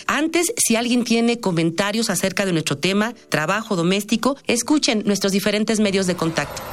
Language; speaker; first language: Spanish; native; Spanish